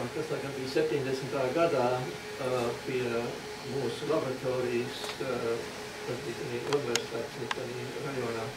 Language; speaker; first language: Latvian; early bilingual, other home language; English